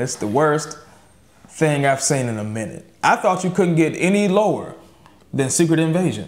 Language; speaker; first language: English; native; English